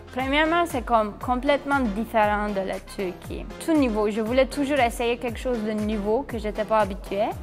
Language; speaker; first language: French; non-native, fluent; Turkish